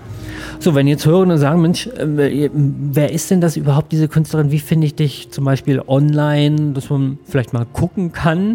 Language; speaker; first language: German; native; German